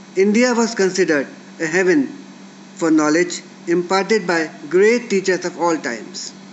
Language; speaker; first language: English; non-native, local second language; Hindi